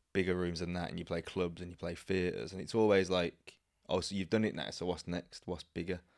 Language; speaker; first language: English; native; English